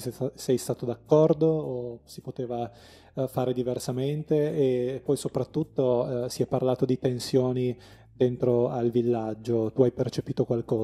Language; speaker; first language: Italian; native; Italian